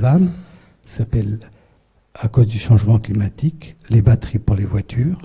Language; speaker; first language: French; native; French